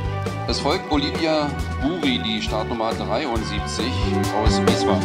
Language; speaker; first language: German; native; German